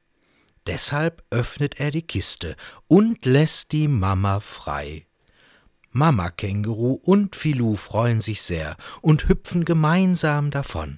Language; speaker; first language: German; native; German